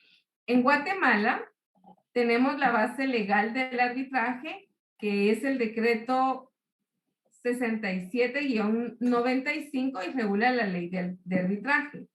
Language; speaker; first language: Spanish; native; Spanish